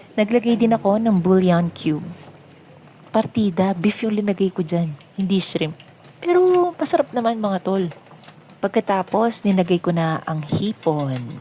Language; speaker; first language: Filipino; non-native, local second language; Pampanga